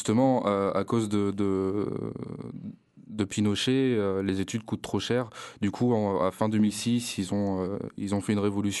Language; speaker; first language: French; native; French